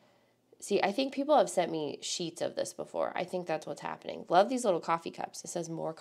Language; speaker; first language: English; native; English